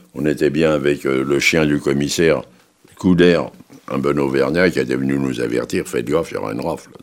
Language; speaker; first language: French; native; French